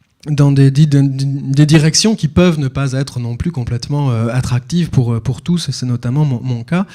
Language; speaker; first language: French; native; French